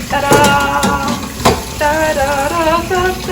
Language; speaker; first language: Russian; early bilingual, heritage; Russian